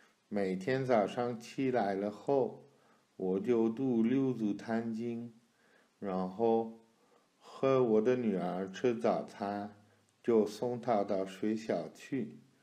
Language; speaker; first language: Chinese; non-native, fluent; French